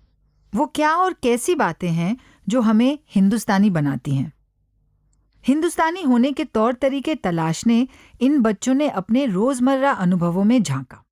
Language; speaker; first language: Hindi; native; Hindi